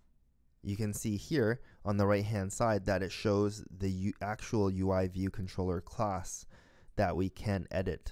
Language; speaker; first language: English; native; English